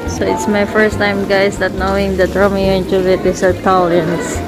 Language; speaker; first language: English; non-native, local second language; Filipino